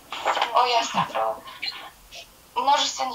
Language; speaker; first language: Russian; non-native, local second language; Kyrgyz